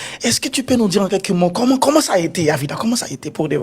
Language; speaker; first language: French; non-native, local second language; Haitian Creole